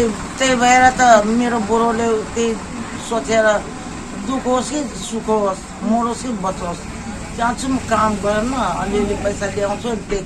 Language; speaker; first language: Nepali; non-native, local second language; Maithili